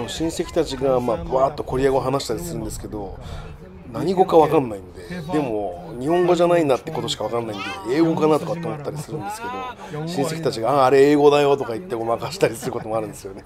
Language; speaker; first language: Japanese; native; Japanese